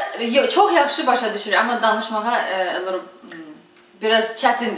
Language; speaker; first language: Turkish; non-native, learner; Russian